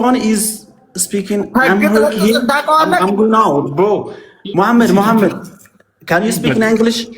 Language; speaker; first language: English; non-native, fluent; Amharic